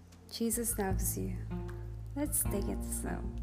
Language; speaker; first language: English; non-native, local second language; Hiligaynon